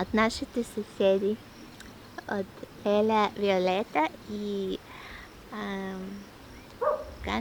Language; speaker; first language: Bulgarian; non-native, learner; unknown